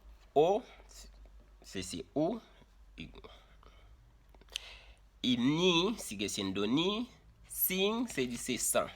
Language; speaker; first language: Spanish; non-native, fluent; Haitian Creole